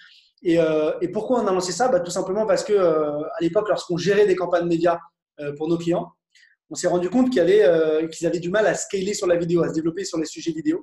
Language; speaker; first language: French; native; French